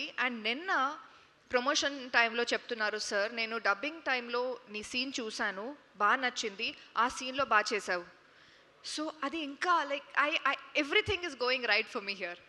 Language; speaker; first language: Telugu; non-native, local second language; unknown